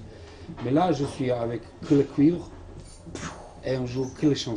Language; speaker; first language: French; non-native, fluent; Serbian